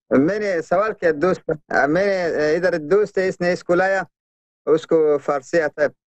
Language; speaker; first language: Urdu; non-native, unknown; Persian